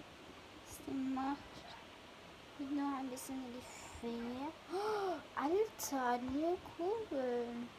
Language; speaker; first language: German; early bilingual, heritage; German